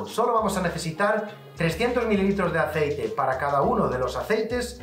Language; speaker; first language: Spanish; native; Spanish